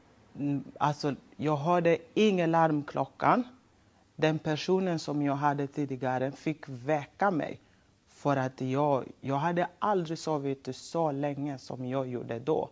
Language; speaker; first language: Swedish; non-native, local second language; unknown